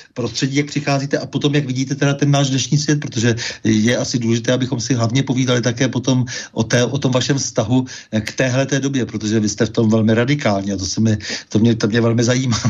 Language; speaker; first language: Czech; native; Czech